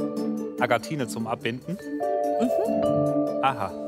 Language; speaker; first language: German; native; German